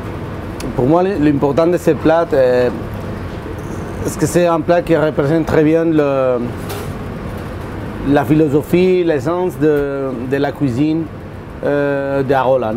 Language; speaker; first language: French; non-native, fluent; Spanish